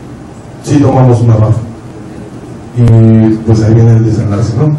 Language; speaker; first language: Spanish; native; Spanish